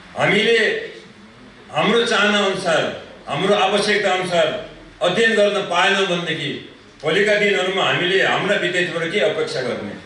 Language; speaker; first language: Nepali; non-native, local second language; Newari